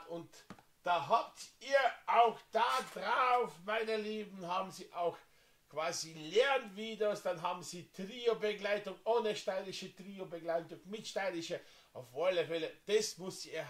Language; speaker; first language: German; non-native, fluent; Slovenian